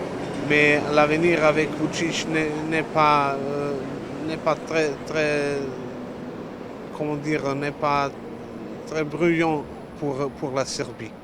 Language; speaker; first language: French; non-native, learner; Serbian